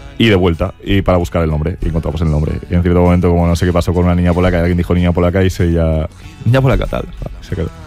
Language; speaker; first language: Spanish; native; Spanish